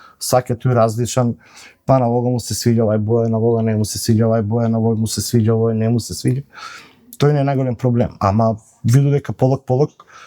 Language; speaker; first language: Macedonian; native; Macedonian